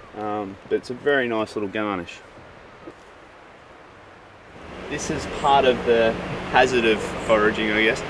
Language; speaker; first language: English; native; English